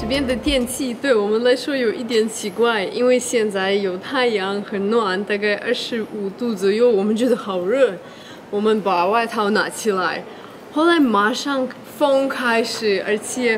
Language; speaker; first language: Chinese; non-native, fluent; Russian